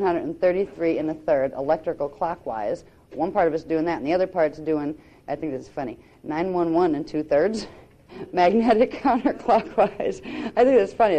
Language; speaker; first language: English; native; English